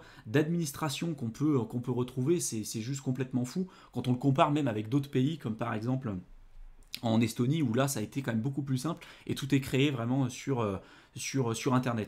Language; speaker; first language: French; native; French